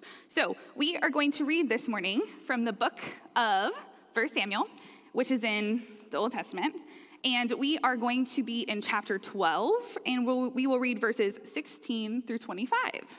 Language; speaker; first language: English; native; English